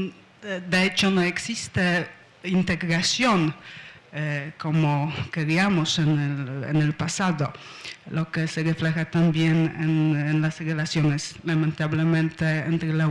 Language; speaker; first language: Spanish; non-native, fluent; Polish